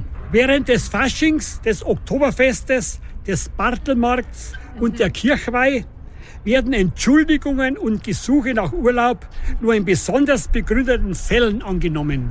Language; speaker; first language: German; native; German